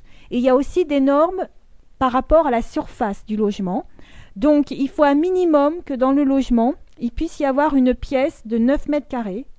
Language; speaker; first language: French; native; French